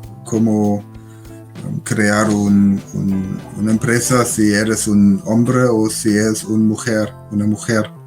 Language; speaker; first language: Spanish; non-native, learner; German